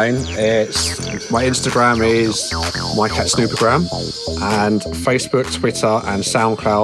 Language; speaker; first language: English; native; English